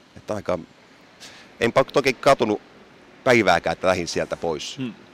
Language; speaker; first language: Finnish; early bilingual, heritage; Finnish